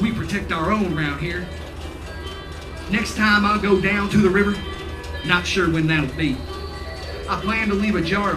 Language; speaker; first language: English; native; English